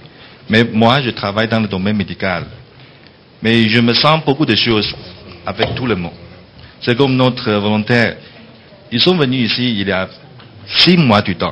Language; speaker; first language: French; non-native, fluent; Chinese